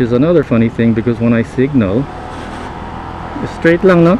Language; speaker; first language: English; non-native, local second language; Filipino